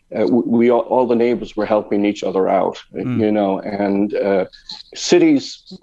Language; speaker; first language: English; native; English